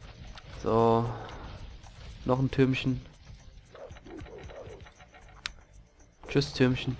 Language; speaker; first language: German; native; German